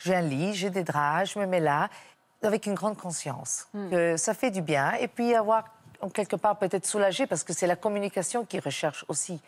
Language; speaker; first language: French; non-native, fluent; Italian